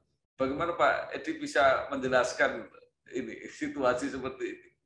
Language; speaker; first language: Indonesian; native; Indonesian